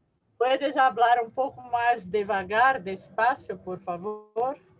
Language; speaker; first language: Spanish; non-native, learner; Portuguese